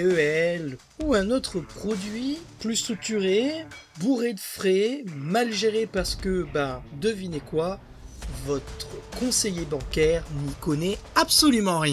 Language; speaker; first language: French; native; French